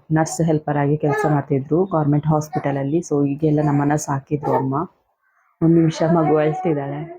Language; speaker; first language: Kannada; non-native, local second language; Tulu